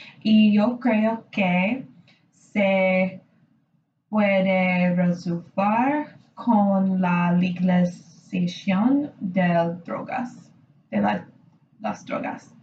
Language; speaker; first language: Spanish; non-native, learner; English